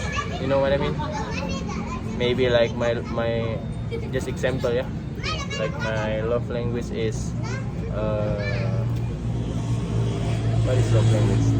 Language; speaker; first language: English; non-native, fluent; Indonesian